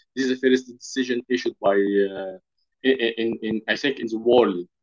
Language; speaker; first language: English; non-native, learner; Arabic